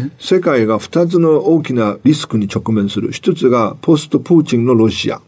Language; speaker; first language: Japanese; non-native, fluent; Chinese